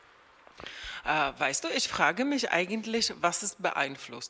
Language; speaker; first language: German; non-native, fluent; Czech